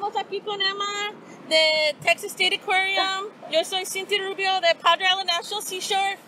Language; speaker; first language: Spanish; early bilingual, other home language; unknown